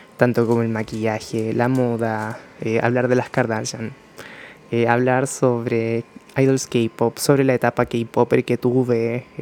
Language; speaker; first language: Spanish; early bilingual, other home language; Japanese